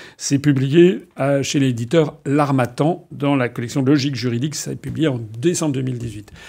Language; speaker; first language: French; native; French